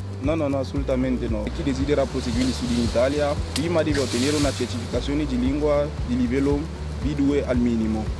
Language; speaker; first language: Italian; non-native, fluent; French